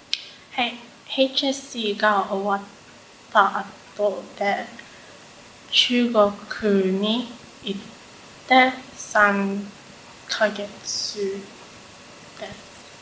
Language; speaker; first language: Japanese; non-native, learner; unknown